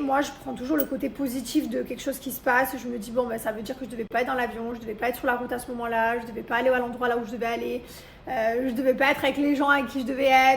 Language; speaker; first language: French; native; French